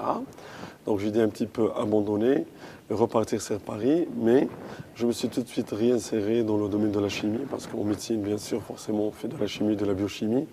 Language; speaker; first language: French; non-native, local second language; Arabic